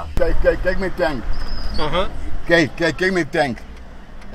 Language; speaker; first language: Dutch; non-native, local second language; Papiamento